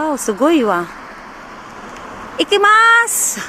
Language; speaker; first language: Japanese; non-native, learner; Filipino